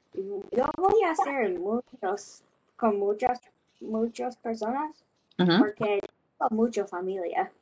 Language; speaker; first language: Spanish; non-native, learner; English